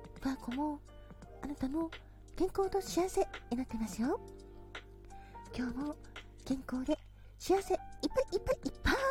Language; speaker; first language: Japanese; native; Japanese